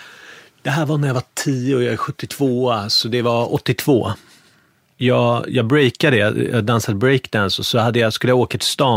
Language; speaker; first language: Swedish; native; Swedish